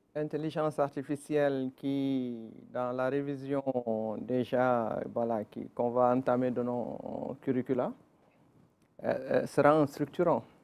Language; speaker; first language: French; non-native, local second language; Wolof